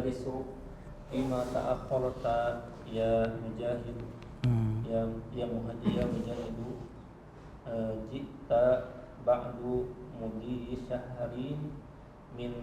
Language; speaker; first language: Arabic; non-native, learner; Indonesian